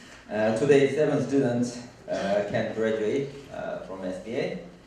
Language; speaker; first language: English; non-native, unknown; Korean